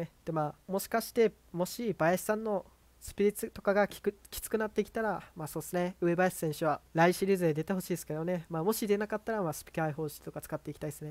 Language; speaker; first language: Japanese; native; Japanese